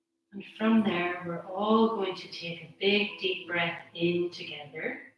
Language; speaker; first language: English; native; English